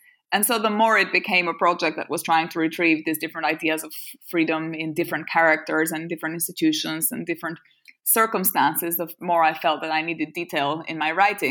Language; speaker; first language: English; non-native, fluent; French